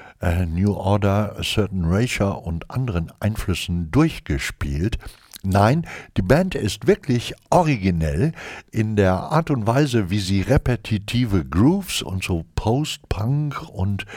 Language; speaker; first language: German; native; German